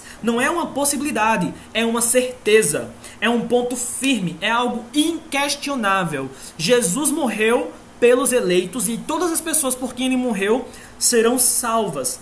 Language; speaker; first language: Portuguese; native; Portuguese